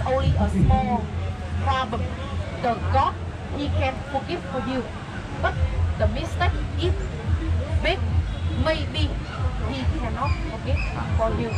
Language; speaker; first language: English; non-native, learner; Vietnamese